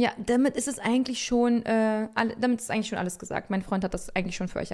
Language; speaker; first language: German; early bilingual, other home language; Turkish